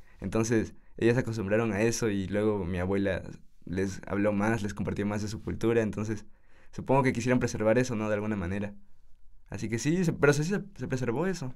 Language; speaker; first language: Spanish; native; Spanish